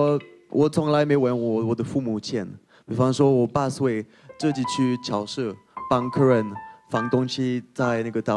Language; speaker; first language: Chinese; non-native, fluent; French